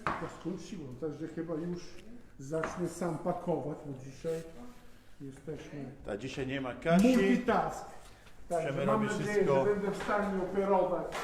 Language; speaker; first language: Polish; non-native, fluent; Italian